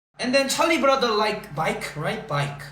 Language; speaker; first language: English; non-native, learner; Korean